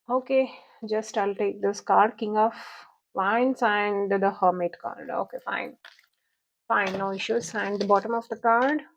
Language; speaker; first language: English; non-native, local second language; Kannada